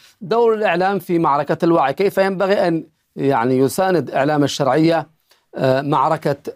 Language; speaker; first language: Arabic; native; Arabic